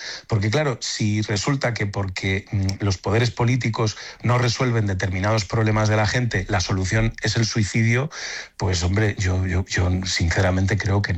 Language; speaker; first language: Spanish; native; Spanish